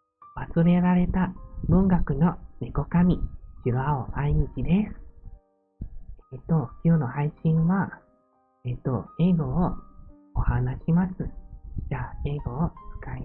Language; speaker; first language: Japanese; non-native, learner; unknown